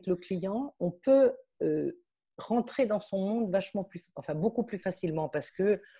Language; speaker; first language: French; early bilingual, heritage; Spanish